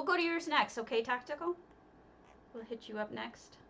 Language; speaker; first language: English; native; English